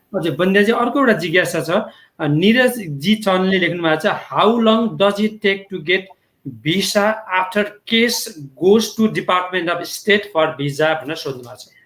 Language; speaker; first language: Nepali; native; Nepali